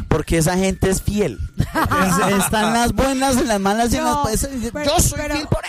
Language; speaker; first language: Spanish; native; Spanish